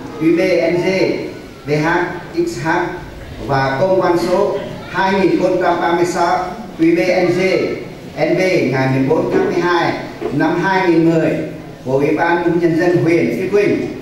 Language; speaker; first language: Vietnamese; non-native, local second language; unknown